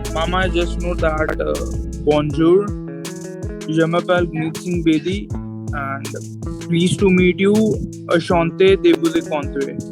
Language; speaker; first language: French; non-native, learner; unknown